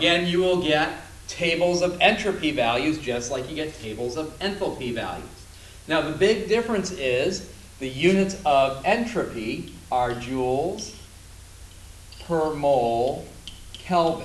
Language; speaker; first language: English; native; English